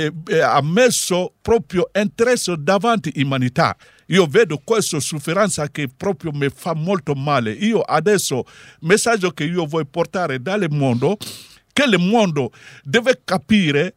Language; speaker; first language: Italian; non-native, learner; Bambara